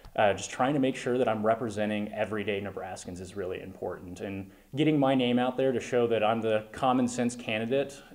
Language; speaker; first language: English; native; English